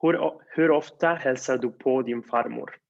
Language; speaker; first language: Swedish; non-native, fluent; Spanish